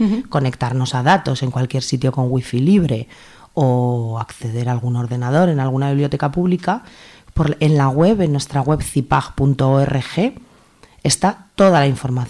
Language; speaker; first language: Spanish; native; Spanish